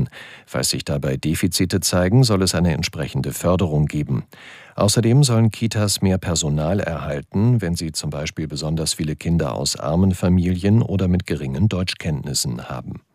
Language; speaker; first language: German; native; German